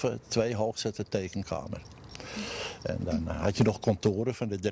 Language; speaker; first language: Dutch; native; Dutch